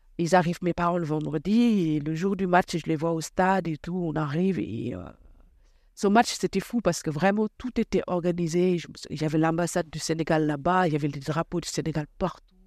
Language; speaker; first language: French; non-native, local second language; Wolof